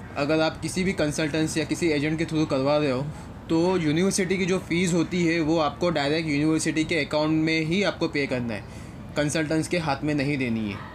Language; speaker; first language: Hindi; native; Hindi